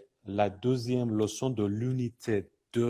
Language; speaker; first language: French; non-native, fluent; Persian